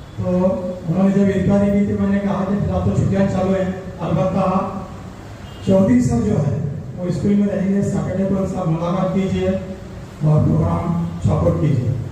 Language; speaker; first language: Urdu; native; Urdu